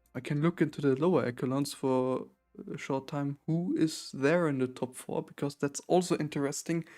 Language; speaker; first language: English; non-native, fluent; German